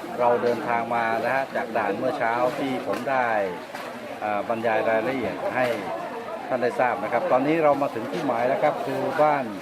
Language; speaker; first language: Thai; native; Thai